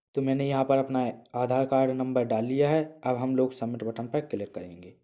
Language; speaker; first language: Hindi; native; Hindi